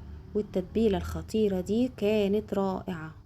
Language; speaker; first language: Arabic; native; Arabic